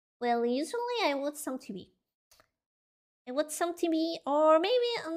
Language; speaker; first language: English; non-native, learner; Spanish